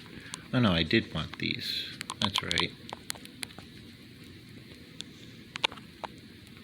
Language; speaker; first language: English; native; English